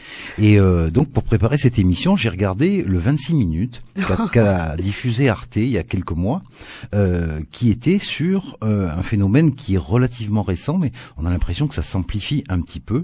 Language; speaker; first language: French; native; French